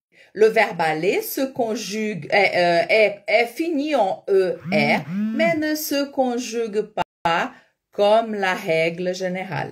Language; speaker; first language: French; non-native, fluent; Portuguese